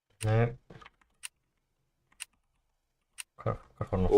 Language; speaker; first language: Icelandic; non-native, learner; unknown